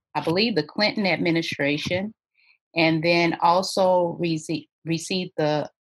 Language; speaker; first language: English; native; English